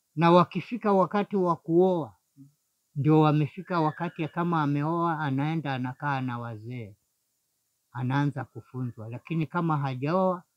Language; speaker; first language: Swahili; non-native, local second language; Giryama